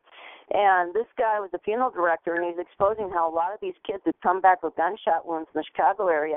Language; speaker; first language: English; native; English